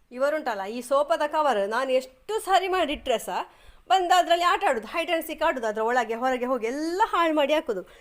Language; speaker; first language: Kannada; non-native, local second language; Tulu